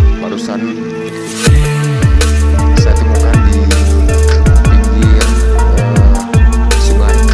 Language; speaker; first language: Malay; non-native, local second language; Achinese